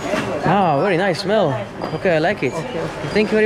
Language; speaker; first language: English; non-native, learner; Slovak